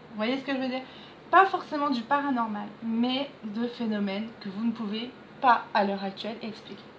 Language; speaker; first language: French; native; French